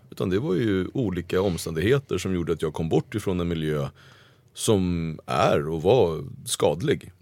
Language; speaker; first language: Swedish; native; Swedish